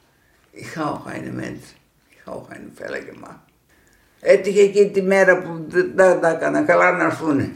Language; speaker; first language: German; non-native, learner; Greek